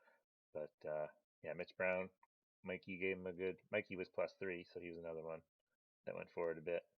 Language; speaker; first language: English; native; English